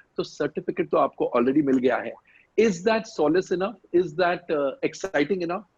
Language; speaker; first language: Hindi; native; Hindi